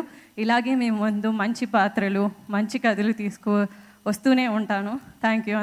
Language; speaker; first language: Telugu; non-native, fluent; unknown